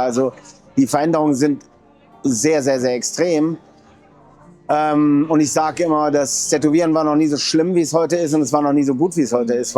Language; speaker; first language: German; native; German